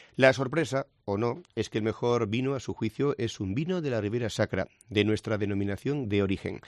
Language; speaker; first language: Spanish; native; Spanish